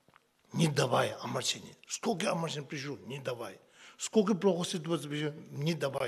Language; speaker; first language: Russian; non-native, learner; Tibetan